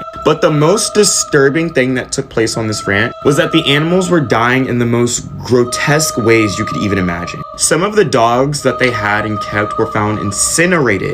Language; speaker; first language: English; native; English